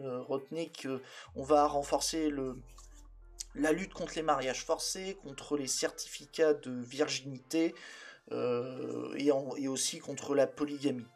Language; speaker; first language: French; native; French